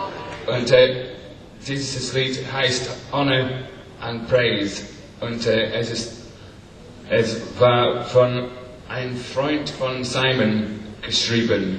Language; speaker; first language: German; non-native, learner; English